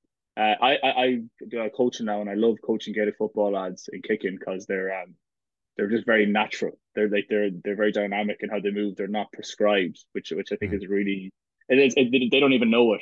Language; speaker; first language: English; native; English